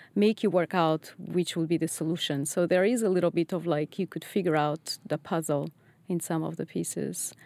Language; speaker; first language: English; non-native, fluent; Portuguese